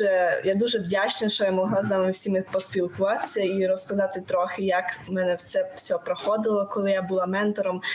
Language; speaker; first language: Ukrainian; non-native, local second language; Hungarian